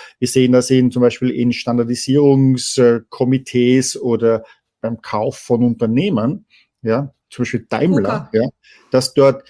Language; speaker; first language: German; native; German